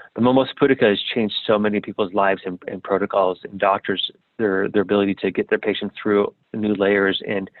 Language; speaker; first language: English; native; English